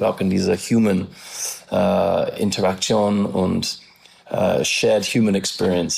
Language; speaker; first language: German; non-native, learner; English